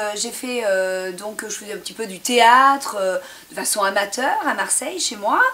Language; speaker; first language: French; native; French